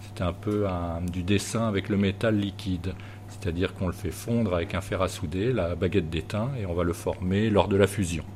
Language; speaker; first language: French; native; French